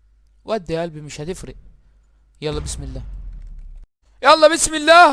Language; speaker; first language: Arabic; native; Arabic